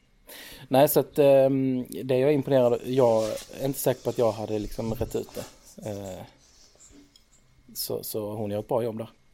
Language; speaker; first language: Swedish; native; Swedish